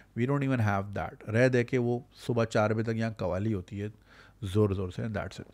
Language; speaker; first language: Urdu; native; Urdu